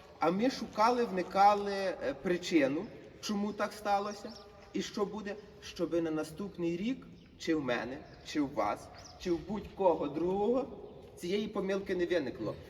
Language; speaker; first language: Ukrainian; native; Ukrainian